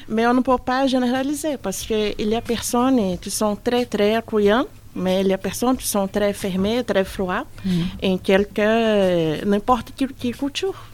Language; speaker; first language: French; non-native, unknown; Portuguese